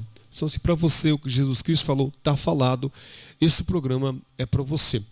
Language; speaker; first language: Portuguese; native; Portuguese